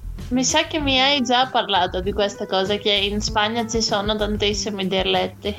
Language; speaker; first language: Italian; non-native, fluent; Greek